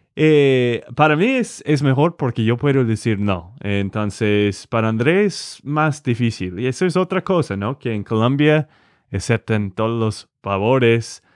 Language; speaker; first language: Spanish; non-native, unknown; English